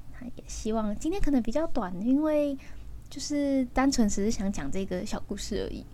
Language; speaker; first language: Chinese; early bilingual, heritage; Chinese